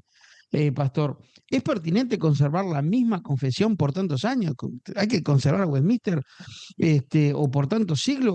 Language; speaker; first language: Spanish; native; Spanish